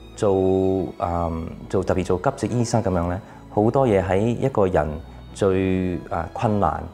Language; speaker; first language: Cantonese; early bilingual, heritage; Cantonese